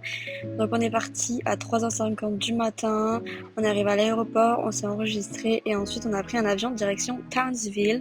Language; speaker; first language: French; native; French